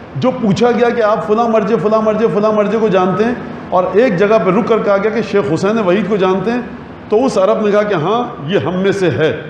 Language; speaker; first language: Urdu; native; Urdu